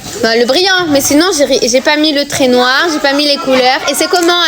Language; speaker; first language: French; native; French